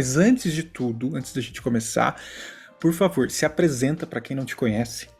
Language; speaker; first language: Portuguese; native; Portuguese